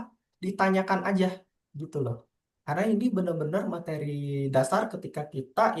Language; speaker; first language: Indonesian; native; Indonesian